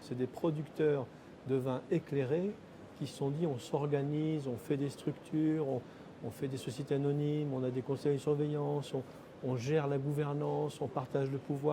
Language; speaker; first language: French; native; French